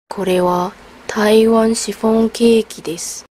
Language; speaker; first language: Japanese; non-native, learner; Chinese